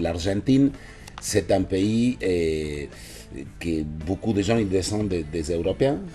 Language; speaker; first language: French; non-native, fluent; Spanish